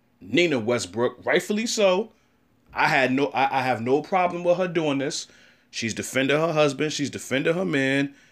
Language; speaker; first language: English; native; English